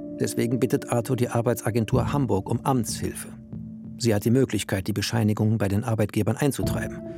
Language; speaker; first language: German; native; German